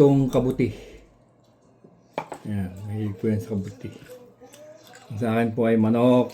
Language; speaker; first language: Filipino; native; Filipino